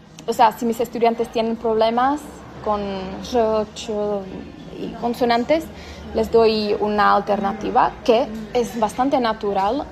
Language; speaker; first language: Spanish; non-native, fluent; Czech